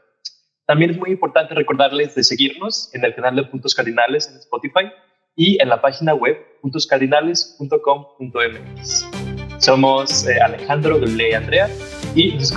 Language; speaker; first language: Spanish; native; Spanish